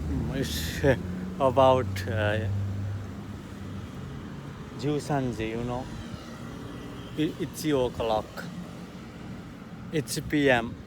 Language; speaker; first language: English; non-native, learner; Nepali